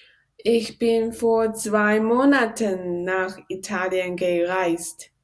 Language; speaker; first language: German; non-native, learner; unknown